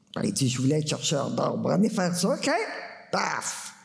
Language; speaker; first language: French; native; French